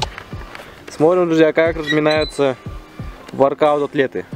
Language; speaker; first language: Russian; native; Russian